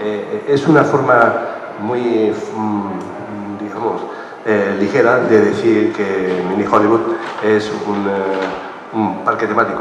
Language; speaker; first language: Spanish; native; Spanish